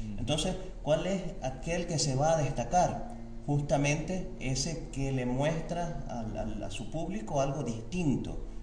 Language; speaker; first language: Spanish; native; Spanish